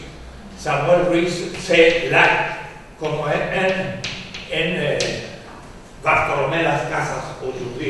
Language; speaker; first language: French; non-native, fluent; Spanish